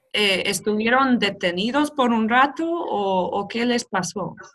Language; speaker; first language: Spanish; non-native, fluent; English